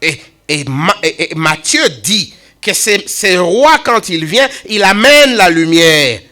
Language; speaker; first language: French; non-native, local second language; Swahili